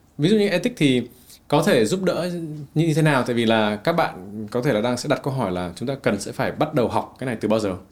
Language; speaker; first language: Vietnamese; native; Vietnamese